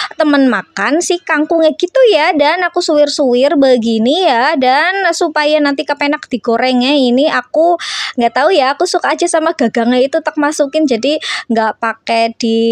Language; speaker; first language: Indonesian; non-native, local second language; Javanese